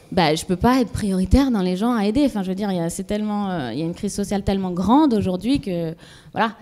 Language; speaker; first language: French; native; French